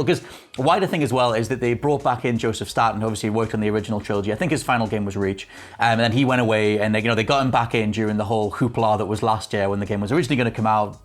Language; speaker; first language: English; native; English